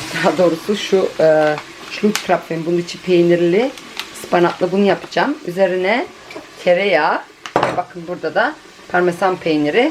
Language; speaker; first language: Turkish; early bilingual, heritage; Turkish